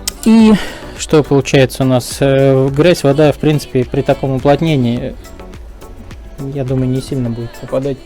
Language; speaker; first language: Russian; native; Russian